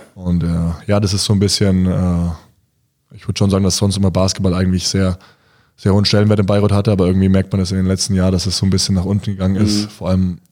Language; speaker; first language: German; native; German